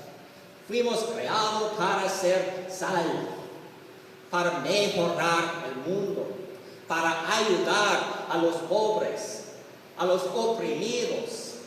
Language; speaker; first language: Spanish; non-native, learner; English